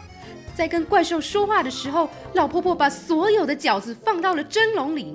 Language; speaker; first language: Chinese; native; Chinese